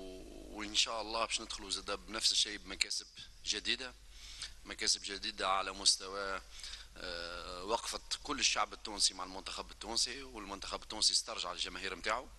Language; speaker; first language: Arabic; native; Arabic